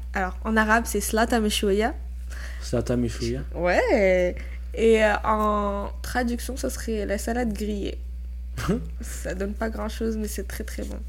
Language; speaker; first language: French; non-native, local second language; Arabic